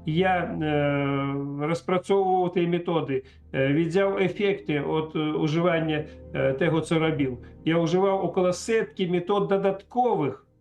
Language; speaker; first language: Polish; non-native, learner; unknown